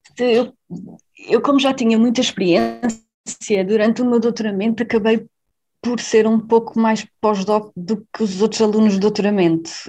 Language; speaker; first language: Portuguese; native; Portuguese